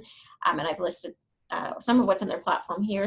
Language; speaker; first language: English; native; English